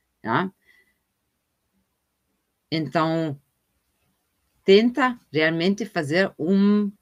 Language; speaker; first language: Portuguese; non-native, fluent; German